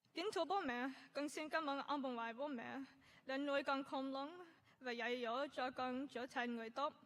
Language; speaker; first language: Vietnamese; early bilingual, other home language; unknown